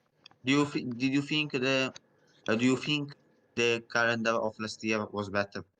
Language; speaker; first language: English; non-native, learner; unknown